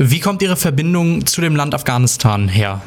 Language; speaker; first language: German; native; German